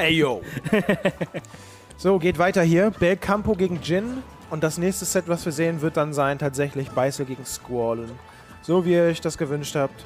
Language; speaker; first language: German; native; German